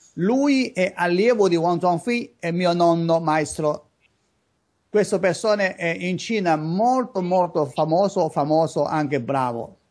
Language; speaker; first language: Italian; non-native, learner; Chinese